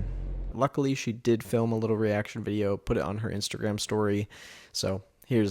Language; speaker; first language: English; native; English